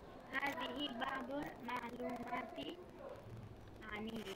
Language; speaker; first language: Arabic; non-native, learner; Bangla